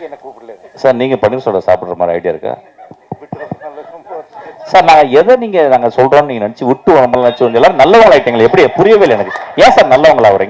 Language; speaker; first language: Tamil; native; Tamil